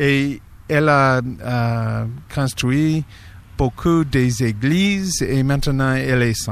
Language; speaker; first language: French; non-native, learner; English